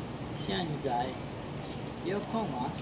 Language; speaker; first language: Chinese; non-native, learner; Malay